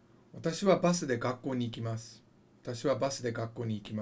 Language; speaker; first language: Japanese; non-native, fluent; English